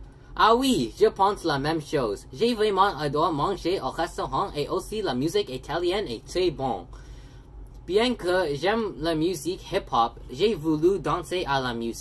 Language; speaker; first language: French; non-native, learner; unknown